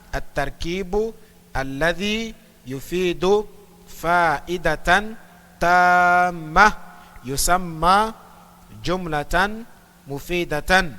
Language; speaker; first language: Arabic; non-native, fluent; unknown